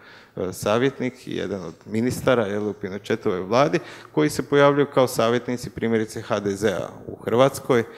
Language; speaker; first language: Croatian; native; Croatian